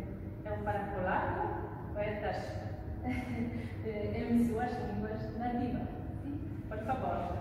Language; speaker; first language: Portuguese; non-native, learner; Polish